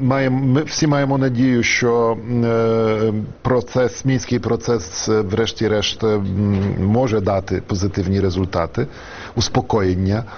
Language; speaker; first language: Ukrainian; non-native, fluent; Polish